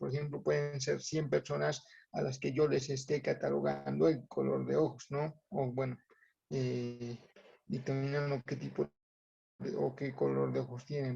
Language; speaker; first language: Spanish; native; Spanish